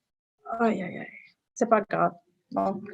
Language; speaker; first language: French; non-native, local second language; Arabic